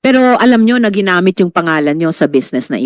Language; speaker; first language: Filipino; native; Filipino